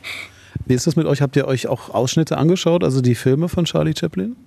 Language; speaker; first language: German; native; German